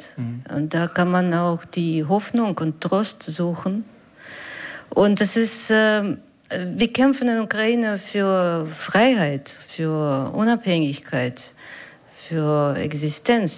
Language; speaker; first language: German; non-native, fluent; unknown